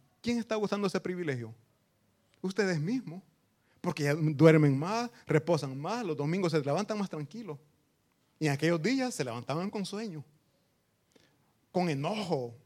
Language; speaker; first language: Spanish; native; Spanish